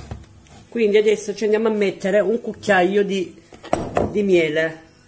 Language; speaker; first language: Italian; native; Italian